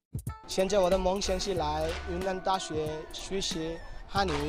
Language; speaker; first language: Chinese; non-native, learner; Bangla